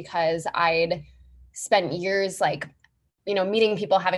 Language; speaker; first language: English; native; English